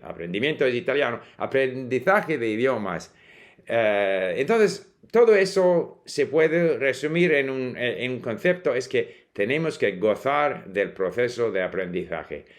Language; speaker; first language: Spanish; non-native, fluent; English